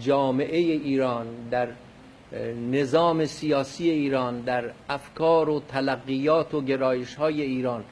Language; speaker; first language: Persian; non-native, local second language; Kurdish